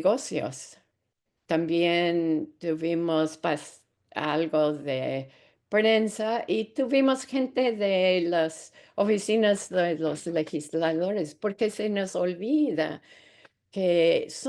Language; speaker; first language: Spanish; non-native, fluent; English